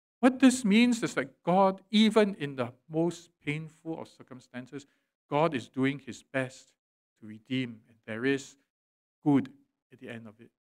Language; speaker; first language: English; native; English